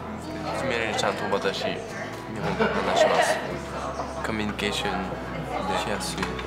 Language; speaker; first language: Japanese; non-native, learner; French